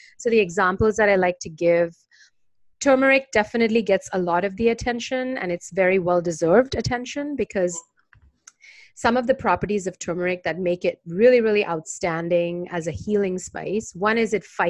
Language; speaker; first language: English; non-native, local second language; Hindi